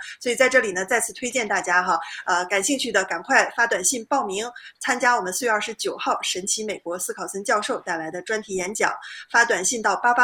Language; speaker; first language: Chinese; native; Chinese